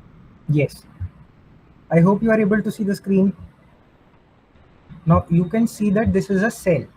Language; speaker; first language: English; non-native, local second language; Hindi